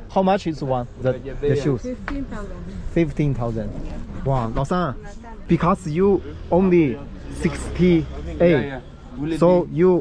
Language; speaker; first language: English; non-native, learner; Chinese